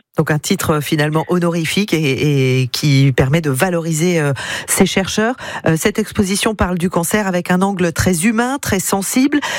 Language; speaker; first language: French; native; French